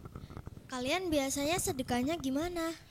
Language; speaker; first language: Indonesian; native; Indonesian